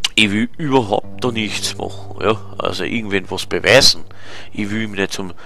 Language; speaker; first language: German; native; German